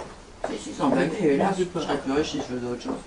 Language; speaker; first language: French; native; French